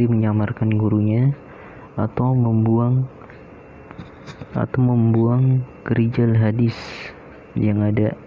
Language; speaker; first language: Indonesian; native; Indonesian